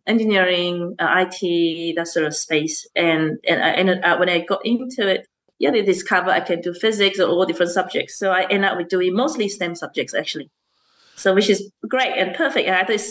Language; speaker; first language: English; non-native, local second language; Chinese